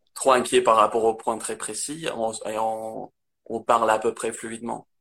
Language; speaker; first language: French; non-native, fluent; English